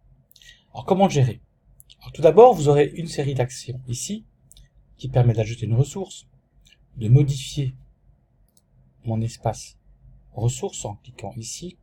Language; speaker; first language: French; native; French